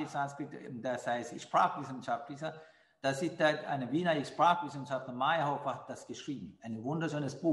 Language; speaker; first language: German; non-native, fluent; Sinhala